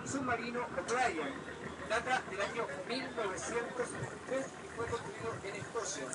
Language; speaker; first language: Spanish; native; Spanish